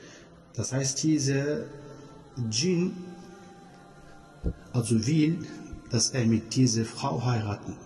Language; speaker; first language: German; non-native, fluent; Arabic